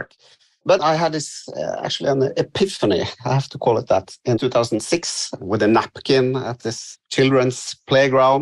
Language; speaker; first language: English; non-native, fluent; Norwegian